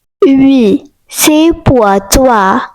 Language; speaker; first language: French; non-native, fluent; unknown